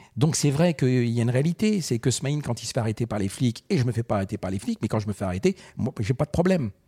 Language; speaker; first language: French; early bilingual, other home language; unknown